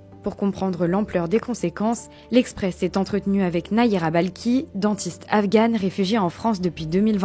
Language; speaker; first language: French; native; French